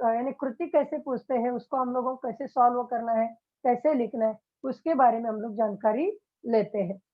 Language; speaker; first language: Hindi; non-native, local second language; Marathi